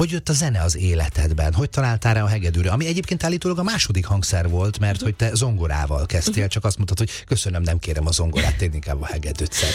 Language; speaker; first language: Hungarian; native; Hungarian